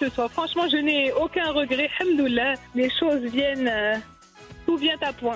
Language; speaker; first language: French; non-native, local second language; Arabic